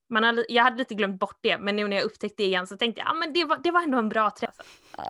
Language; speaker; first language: Swedish; native; Swedish